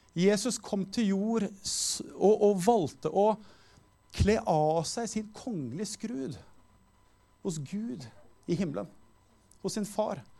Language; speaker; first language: Norwegian; native; Norwegian